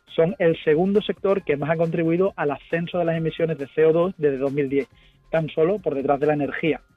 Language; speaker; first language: Spanish; native; Spanish